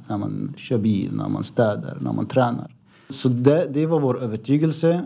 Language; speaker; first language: Swedish; early bilingual, other home language; Arabic